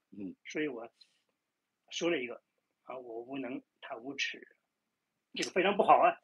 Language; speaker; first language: Chinese; native; Chinese